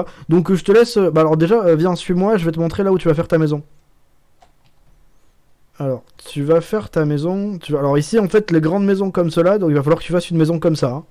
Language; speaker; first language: French; native; French